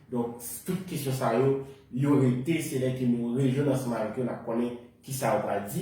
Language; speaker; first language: Haitian Creole; native; Haitian Creole